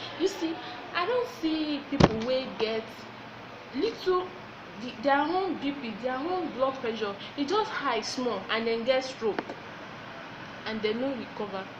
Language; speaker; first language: Nigerian Pidgin; non-native, local second language; Yoruba